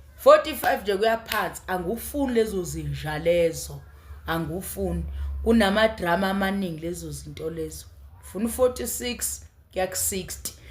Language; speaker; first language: Zulu; native; Zulu